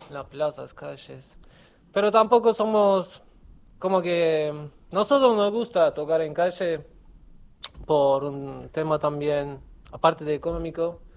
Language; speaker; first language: Spanish; non-native, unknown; Kurdish